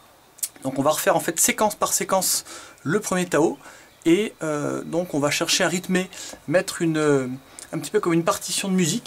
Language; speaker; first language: French; native; French